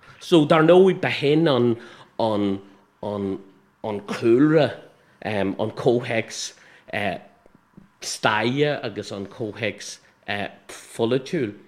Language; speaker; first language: Irish; non-native, local second language; English